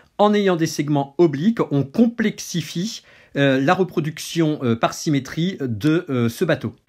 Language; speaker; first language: French; native; French